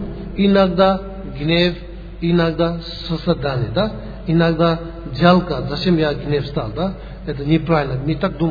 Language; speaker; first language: Russian; non-native, learner; Tibetan